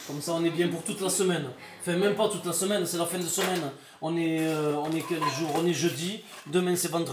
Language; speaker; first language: French; native; French